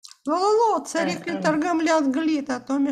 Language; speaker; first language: Hebrew; non-native, fluent; Russian